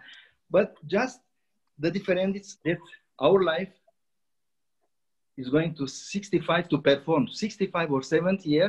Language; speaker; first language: English; non-native, learner; Romanian